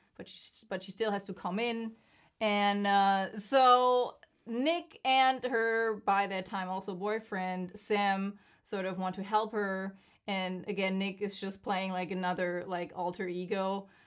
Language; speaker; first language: English; non-native, fluent; German